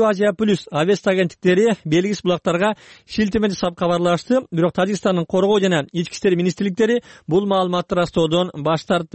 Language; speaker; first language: Kyrgyz; native; Kyrgyz